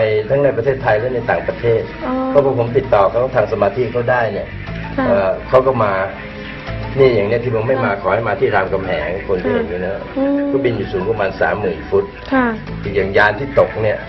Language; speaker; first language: Thai; native; Thai